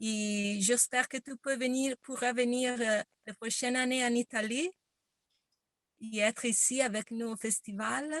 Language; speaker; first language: French; non-native, learner; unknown